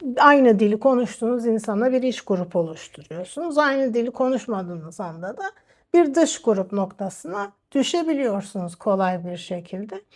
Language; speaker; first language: Turkish; native; Turkish